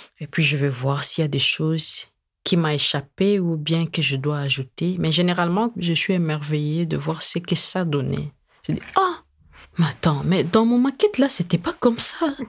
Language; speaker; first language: French; non-native, local second language; Lingala